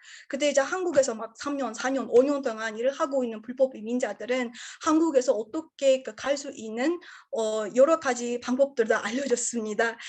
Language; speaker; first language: Korean; non-native, learner; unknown